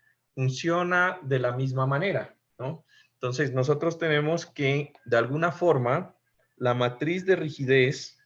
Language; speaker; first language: Spanish; native; Spanish